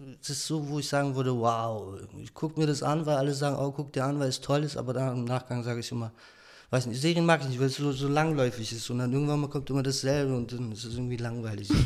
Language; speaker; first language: German; early bilingual, other home language; Polish